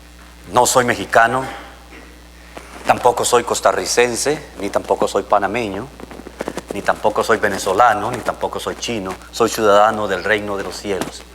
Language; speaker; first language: Spanish; native; Spanish